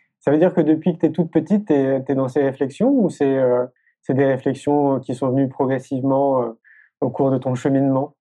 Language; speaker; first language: French; native; French